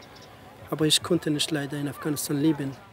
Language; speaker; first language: German; non-native, learner; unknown